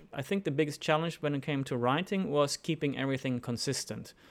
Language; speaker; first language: English; non-native, fluent; German